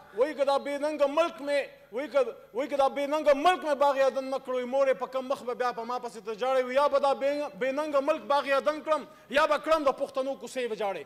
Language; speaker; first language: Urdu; non-native, local second language; Pashto